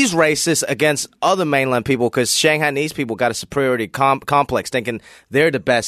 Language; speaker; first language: English; early bilingual, other home language; Cantonese